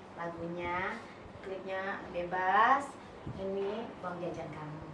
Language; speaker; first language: Indonesian; non-native, local second language; Javanese